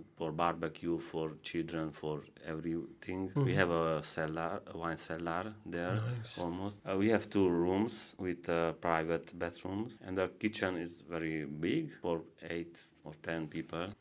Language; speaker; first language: English; non-native, learner; Hungarian